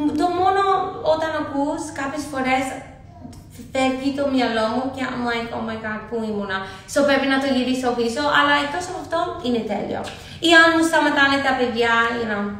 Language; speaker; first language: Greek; early bilingual, heritage; Greek